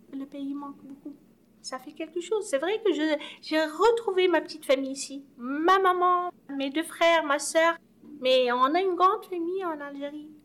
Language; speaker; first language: French; non-native, local second language; Arabic